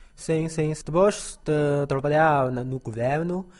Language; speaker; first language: Portuguese; non-native, learner; Chinese